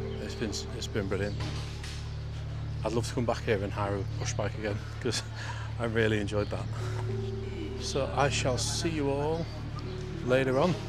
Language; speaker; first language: English; native; English